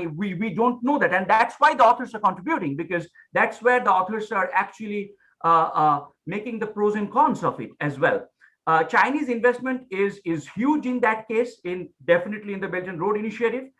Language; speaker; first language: English; non-native, local second language; Bangla